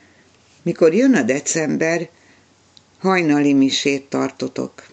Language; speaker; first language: Hungarian; native; Hungarian